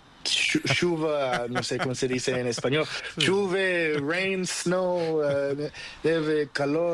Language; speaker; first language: Spanish; non-native, learner; Portuguese